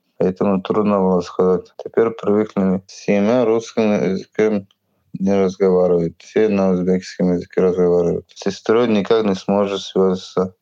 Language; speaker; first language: Russian; non-native, learner; Uzbek